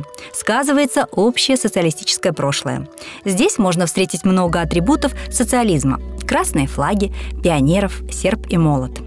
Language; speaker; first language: Russian; native; Russian